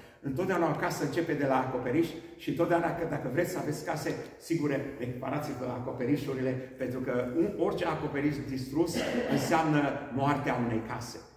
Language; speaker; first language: Romanian; non-native, local second language; Hungarian